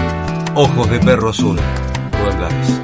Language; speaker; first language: Spanish; native; Spanish